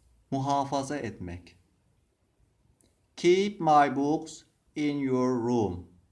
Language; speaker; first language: English; non-native, fluent; Turkish